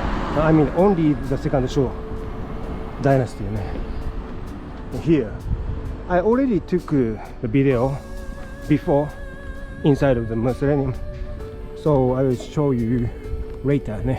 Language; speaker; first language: English; non-native, learner; Japanese